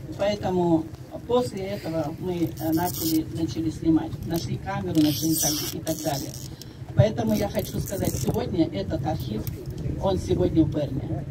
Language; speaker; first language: Russian; non-native, local second language; Chechen